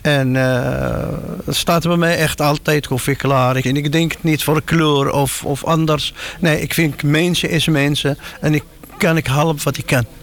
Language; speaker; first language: Dutch; non-native, learner; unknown